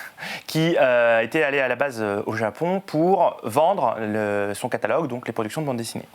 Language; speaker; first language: French; native; French